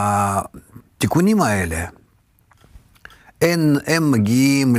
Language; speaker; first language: Hebrew; non-native, fluent; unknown